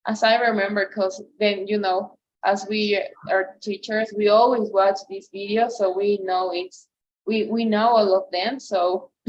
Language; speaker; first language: English; non-native, fluent; Spanish